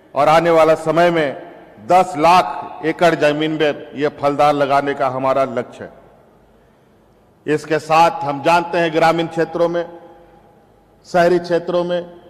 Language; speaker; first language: Hindi; native; Hindi